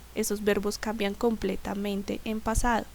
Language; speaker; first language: Spanish; native; Spanish